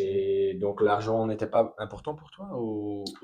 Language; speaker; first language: French; non-native, learner; Dutch